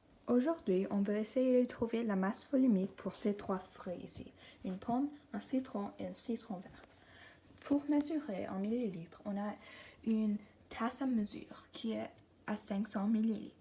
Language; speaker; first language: French; non-native, local second language; English